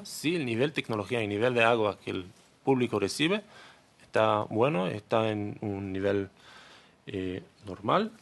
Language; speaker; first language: Spanish; non-native, learner; Hebrew